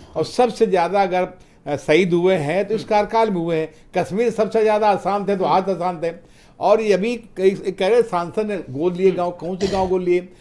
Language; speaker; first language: Hindi; native; Hindi